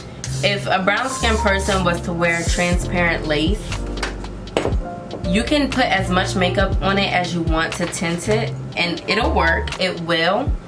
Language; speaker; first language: English; native; English